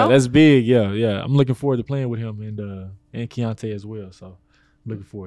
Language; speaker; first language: English; native; English